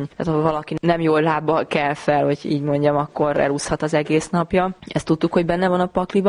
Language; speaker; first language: Hungarian; native; Hungarian